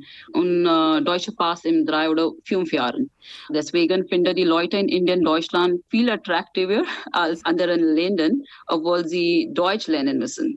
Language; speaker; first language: German; non-native, fluent; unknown